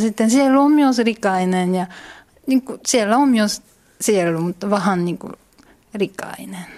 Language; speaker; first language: Finnish; non-native, learner; Korean